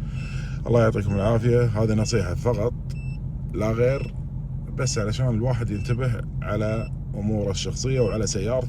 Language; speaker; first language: Arabic; native; Arabic